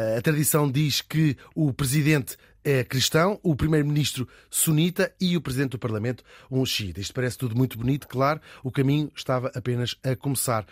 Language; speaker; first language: Portuguese; native; Portuguese